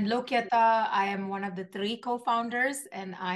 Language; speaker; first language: English; non-native, local second language; Malayalam